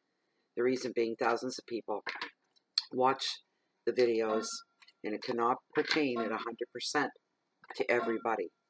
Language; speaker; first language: English; native; English